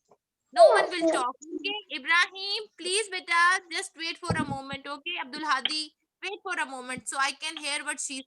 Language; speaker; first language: English; non-native, fluent; Urdu